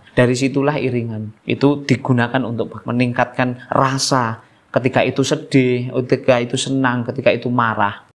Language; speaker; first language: Indonesian; non-native, local second language; Javanese